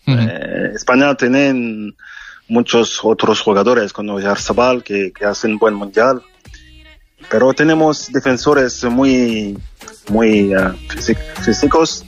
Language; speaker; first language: Spanish; non-native, fluent; French